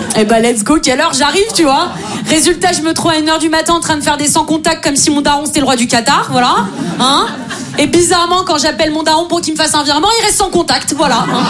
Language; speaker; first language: French; native; French